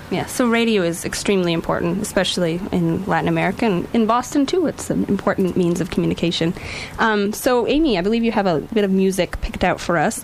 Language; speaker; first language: English; native; English